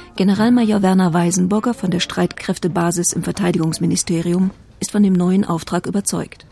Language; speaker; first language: German; native; German